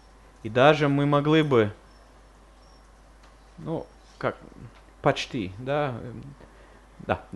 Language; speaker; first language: Russian; non-native, fluent; English